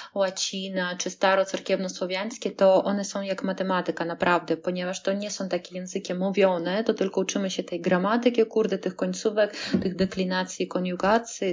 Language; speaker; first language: Polish; non-native, fluent; Russian